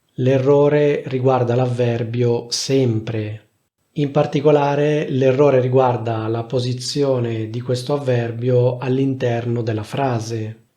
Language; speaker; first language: Italian; native; Italian